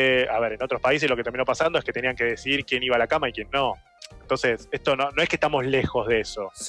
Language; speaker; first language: Spanish; native; Spanish